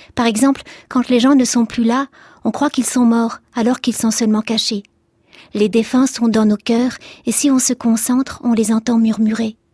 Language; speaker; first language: French; early bilingual, other home language; Arabic